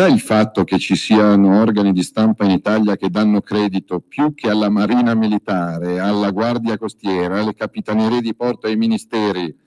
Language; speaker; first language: Italian; native; Italian